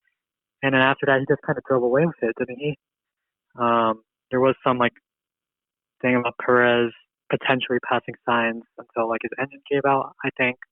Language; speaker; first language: English; native; English